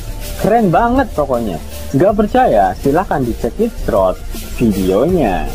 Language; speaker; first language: Indonesian; native; Indonesian